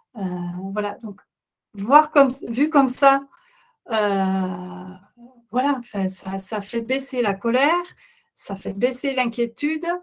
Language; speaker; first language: French; non-native, fluent; Dutch